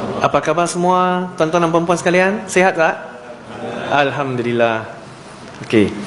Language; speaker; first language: Malay; non-native, local second language; Chinese